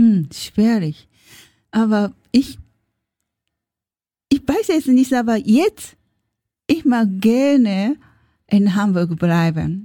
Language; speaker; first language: German; non-native, learner; Japanese